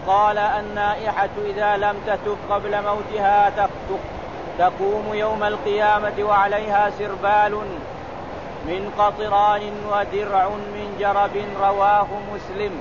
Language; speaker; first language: Arabic; non-native, fluent; Malay